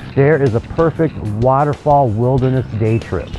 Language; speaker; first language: English; native; English